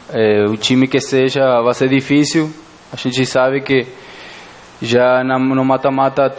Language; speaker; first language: Portuguese; non-native, fluent; Spanish